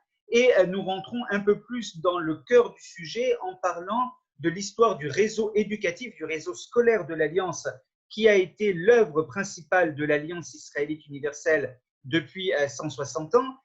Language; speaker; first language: French; native; French